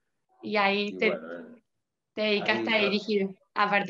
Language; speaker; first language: Spanish; native; Spanish